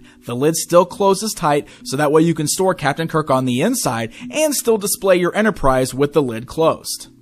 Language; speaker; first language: English; native; English